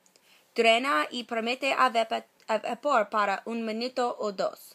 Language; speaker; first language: Spanish; non-native, learner; English